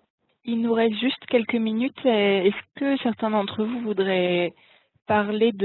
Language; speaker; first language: French; native; French